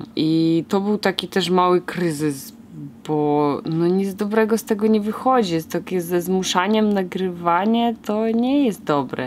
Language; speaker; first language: Polish; non-native, fluent; Russian